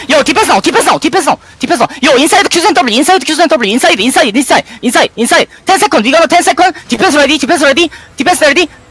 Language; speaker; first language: English; non-native, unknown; Korean